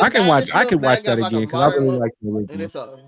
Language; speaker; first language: English; native; English